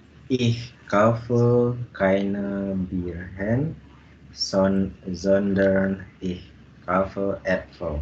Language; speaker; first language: German; non-native, learner; Indonesian